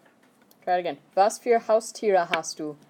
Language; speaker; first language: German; non-native, fluent; English